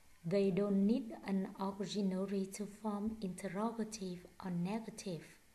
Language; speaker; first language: English; non-native, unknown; Vietnamese